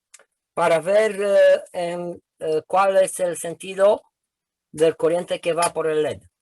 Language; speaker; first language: Spanish; non-native, fluent; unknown